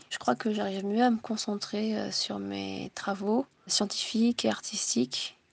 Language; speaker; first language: French; early bilingual, heritage; Japanese